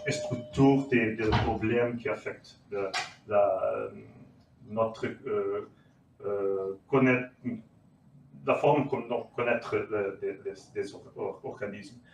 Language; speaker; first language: French; non-native, learner; Portuguese